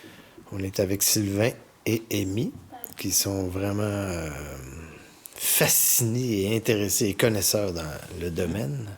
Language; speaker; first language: French; native; French